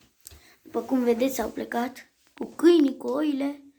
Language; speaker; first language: Romanian; native; Romanian